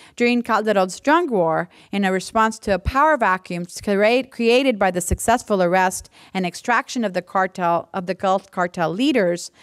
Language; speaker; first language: English; native; English